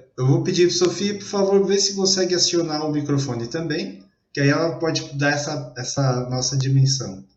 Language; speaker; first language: Portuguese; native; Portuguese